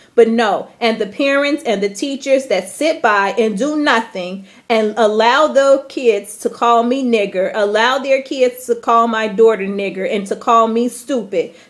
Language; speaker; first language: English; native; English